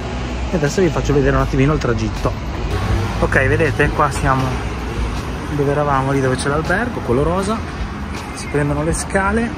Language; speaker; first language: Italian; native; Italian